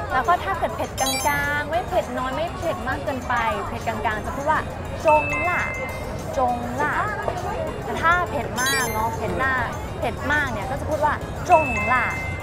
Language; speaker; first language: Thai; native; Thai